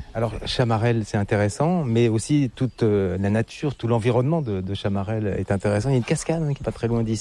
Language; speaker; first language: French; native; French